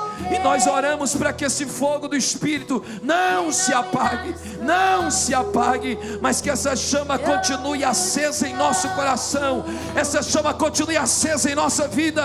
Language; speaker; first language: Portuguese; native; Portuguese